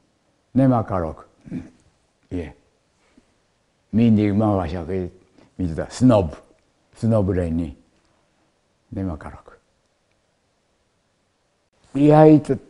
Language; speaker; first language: Hungarian; non-native, learner; Japanese